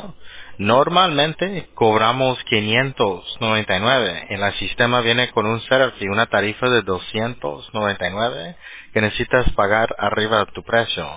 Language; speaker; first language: Spanish; early bilingual, heritage; Spanish